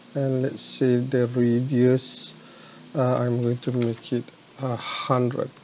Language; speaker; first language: English; non-native, local second language; Malay